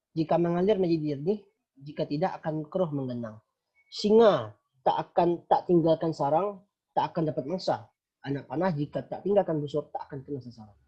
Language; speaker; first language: Indonesian; non-native, local second language; Minangkabau